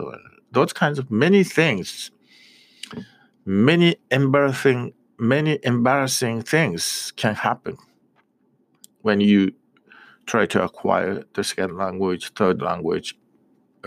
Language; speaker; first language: English; non-native, fluent; Japanese